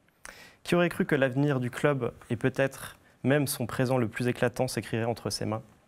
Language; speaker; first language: French; native; French